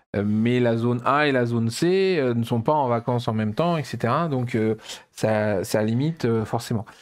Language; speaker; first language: French; native; French